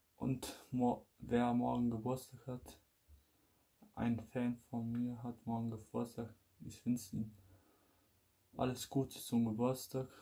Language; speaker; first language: German; non-native, learner; Bosnian